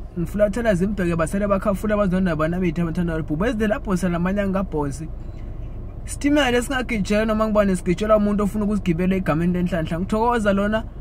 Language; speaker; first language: Zulu; non-native, local second language; Swati